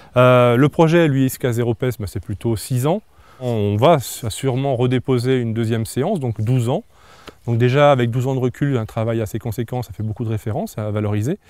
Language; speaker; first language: French; native; French